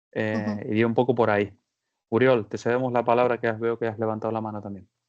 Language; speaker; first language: Spanish; native; Spanish